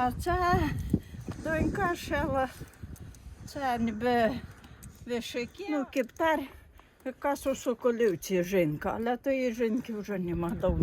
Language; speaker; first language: Ukrainian; native; Ukrainian